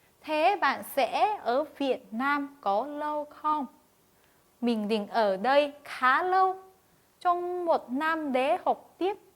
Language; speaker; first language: Vietnamese; non-native, fluent; Korean